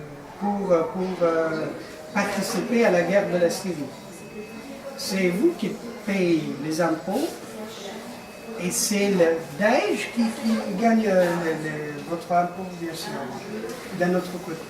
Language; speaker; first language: French; non-native, fluent; Persian